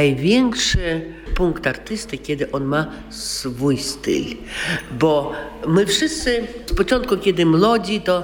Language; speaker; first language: Polish; non-native, local second language; Russian